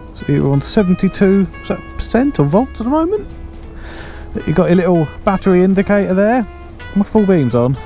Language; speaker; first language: English; native; English